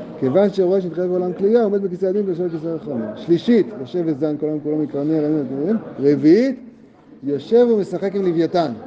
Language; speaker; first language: Hebrew; native; Hebrew